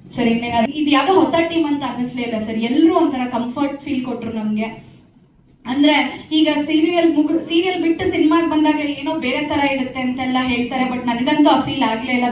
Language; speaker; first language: Kannada; native; Kannada